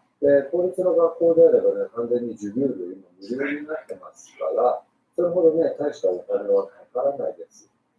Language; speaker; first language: Japanese; native; Japanese